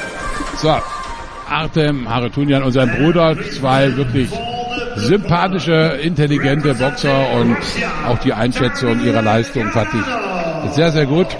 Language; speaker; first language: German; native; German